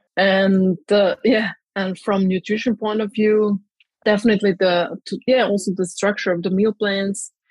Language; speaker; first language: English; non-native, fluent; German